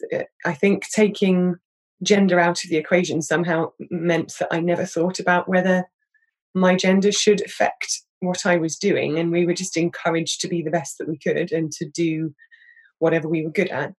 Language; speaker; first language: English; native; English